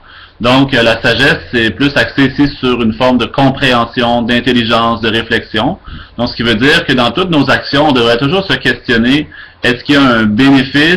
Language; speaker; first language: French; native; French